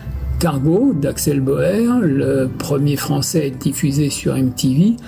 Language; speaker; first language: French; native; French